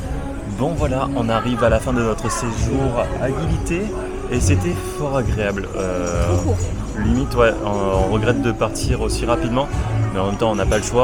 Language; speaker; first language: French; native; French